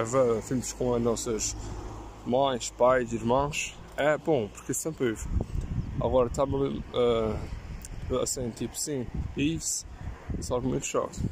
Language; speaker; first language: Portuguese; early bilingual, heritage; Portuguese